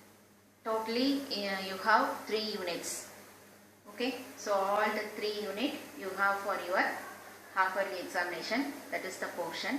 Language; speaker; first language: English; non-native, local second language; Tamil